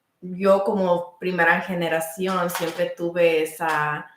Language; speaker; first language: Spanish; early bilingual, heritage; Spanish